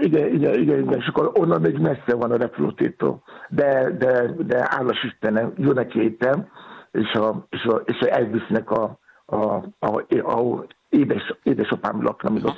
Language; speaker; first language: Hungarian; non-native, learner; Yoruba